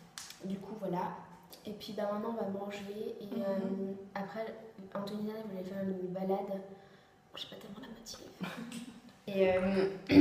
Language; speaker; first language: French; native; French